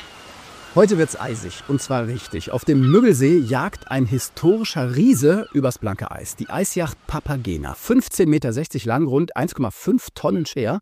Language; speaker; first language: German; native; German